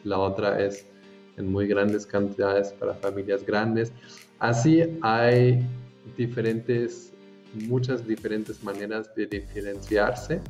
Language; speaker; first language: Spanish; non-native, fluent; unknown